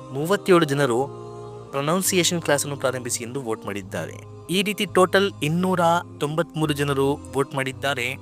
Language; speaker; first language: Kannada; non-native, local second language; Urdu